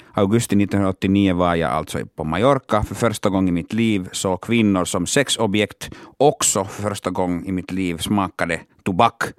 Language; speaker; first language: Swedish; non-native, local second language; Finnish